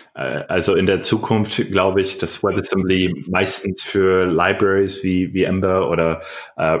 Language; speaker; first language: German; non-native, learner; English